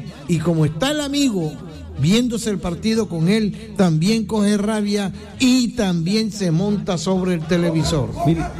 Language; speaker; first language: Spanish; native; Spanish